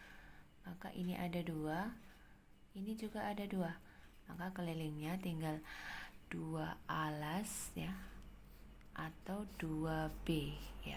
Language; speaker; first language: Indonesian; native; Indonesian